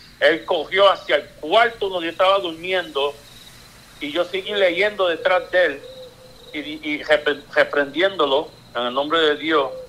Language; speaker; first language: Spanish; early bilingual, heritage; Spanish